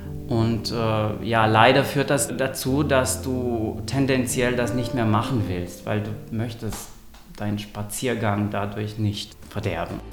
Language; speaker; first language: German; non-native, local second language; Romanian